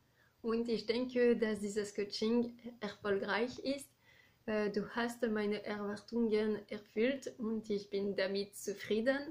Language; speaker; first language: German; non-native, learner; French